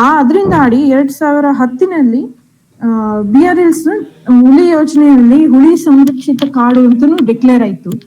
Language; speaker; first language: Kannada; non-native, local second language; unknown